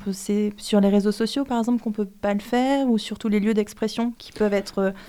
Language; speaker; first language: French; native; French